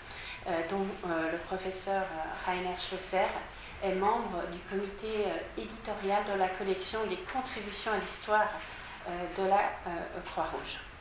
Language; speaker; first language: French; native; French